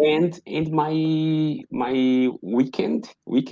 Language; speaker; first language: English; non-native, learner; Portuguese